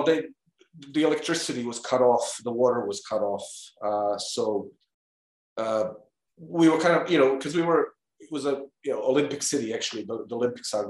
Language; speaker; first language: English; non-native, fluent; Bosnian